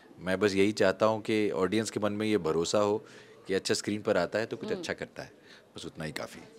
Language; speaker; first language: Hindi; native; Hindi